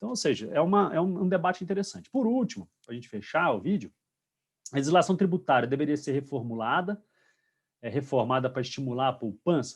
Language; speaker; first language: Portuguese; native; Portuguese